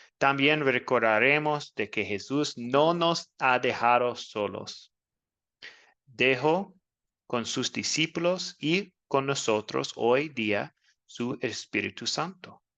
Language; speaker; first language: Spanish; non-native, learner; English